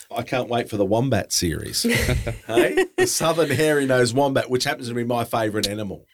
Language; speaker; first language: English; native; English